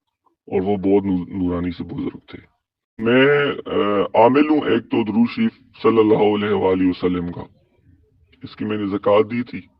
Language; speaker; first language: Urdu; native; Urdu